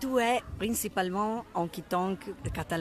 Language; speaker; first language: French; non-native, learner; Italian